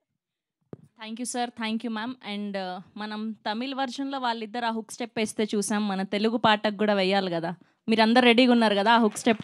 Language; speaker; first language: Telugu; native; Telugu